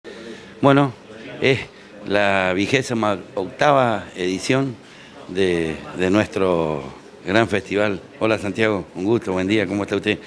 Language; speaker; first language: Spanish; native; Spanish